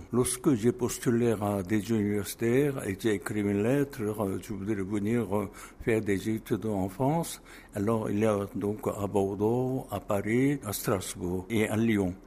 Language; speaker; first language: French; non-native, fluent; Korean